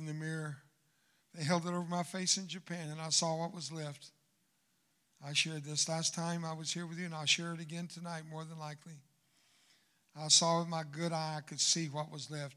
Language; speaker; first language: English; early bilingual, other home language; Spanish